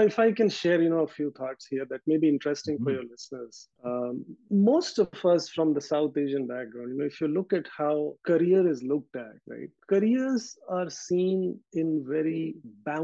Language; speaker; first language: English; non-native, local second language; Urdu